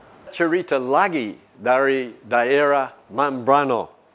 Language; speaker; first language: Indonesian; non-native, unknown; English